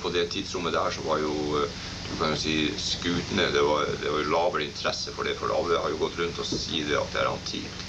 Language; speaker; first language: Norwegian; native; Norwegian